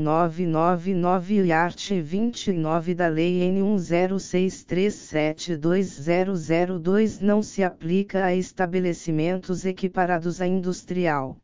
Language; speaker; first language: Portuguese; native; Portuguese